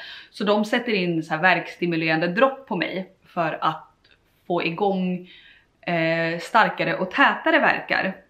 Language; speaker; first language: Swedish; native; Swedish